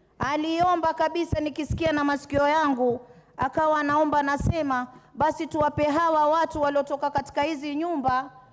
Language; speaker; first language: Swahili; native; Swahili